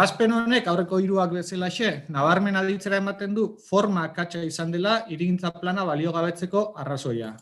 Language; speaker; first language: Basque; native; Basque